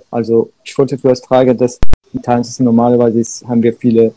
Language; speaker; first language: German; non-native, learner; Persian